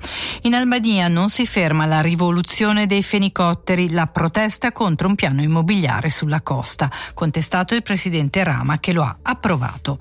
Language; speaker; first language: Italian; native; Italian